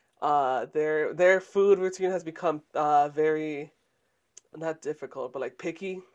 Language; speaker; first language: English; early bilingual, other home language; Spanish